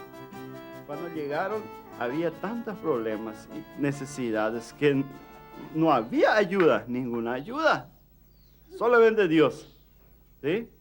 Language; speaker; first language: Spanish; early bilingual, heritage; Plautdietsch